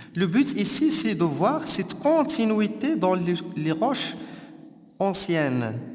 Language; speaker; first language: French; non-native, local second language; Arabic